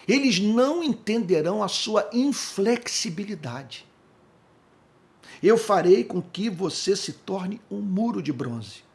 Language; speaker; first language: Portuguese; native; Portuguese